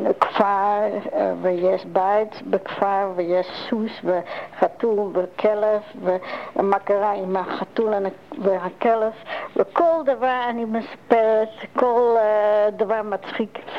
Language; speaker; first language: Hebrew; non-native, learner; Dutch